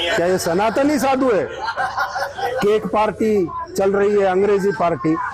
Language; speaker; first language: Hindi; non-native, local second language; Gujarati